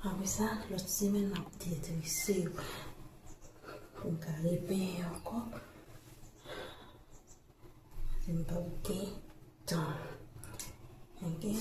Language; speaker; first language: French; non-native, learner; Haitian Creole